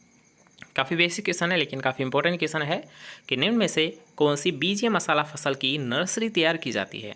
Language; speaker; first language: Hindi; native; Hindi